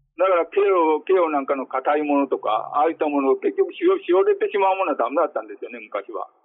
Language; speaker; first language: Japanese; native; Japanese